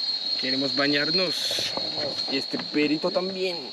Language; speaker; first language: Spanish; non-native, learner; French